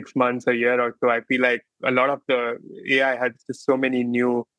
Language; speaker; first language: English; non-native, local second language; Hindi